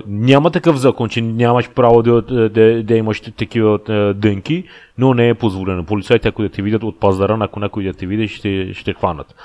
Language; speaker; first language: Bulgarian; non-native, fluent; Persian